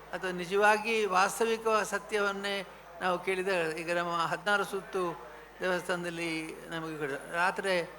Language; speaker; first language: Kannada; non-native, local second language; Tulu